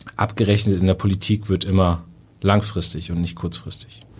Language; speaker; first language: German; native; German